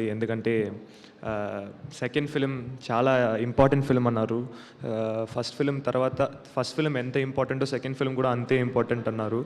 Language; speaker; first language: Telugu; non-native, learner; Tamil